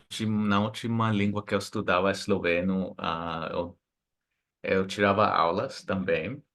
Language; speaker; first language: Portuguese; non-native, fluent; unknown